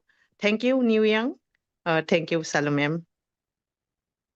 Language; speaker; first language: Hindi; non-native, local second language; Assamese